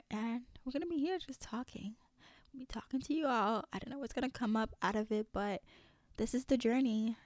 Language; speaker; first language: English; early bilingual, other home language; Haitian Creole